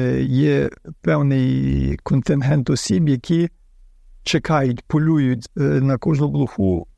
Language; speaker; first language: Ukrainian; early bilingual, heritage; Ukrainian